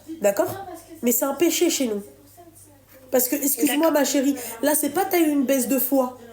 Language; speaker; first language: French; native; French